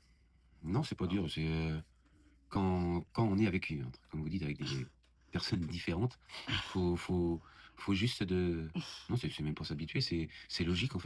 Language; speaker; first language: French; native; French